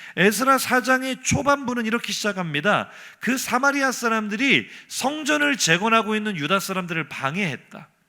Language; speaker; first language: Korean; native; Korean